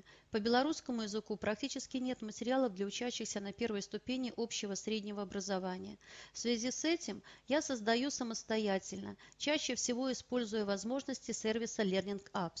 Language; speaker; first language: Russian; native; Russian